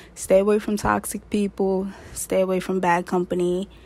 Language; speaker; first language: English; native; English